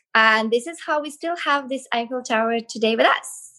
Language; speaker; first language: English; non-native, fluent; Belarusian